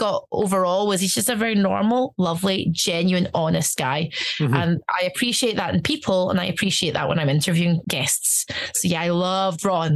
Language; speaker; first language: English; native; English